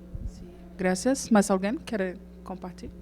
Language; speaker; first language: Spanish; non-native, fluent; Portuguese